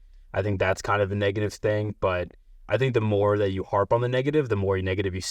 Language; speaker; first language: English; native; English